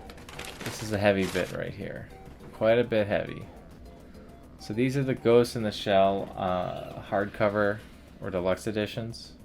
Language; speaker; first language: English; native; English